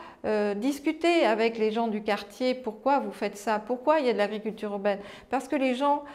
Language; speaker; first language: French; native; French